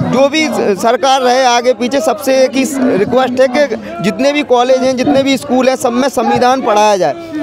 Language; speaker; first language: Hindi; native; Hindi